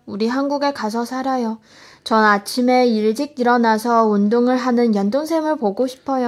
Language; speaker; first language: Korean; non-native, fluent; Chinese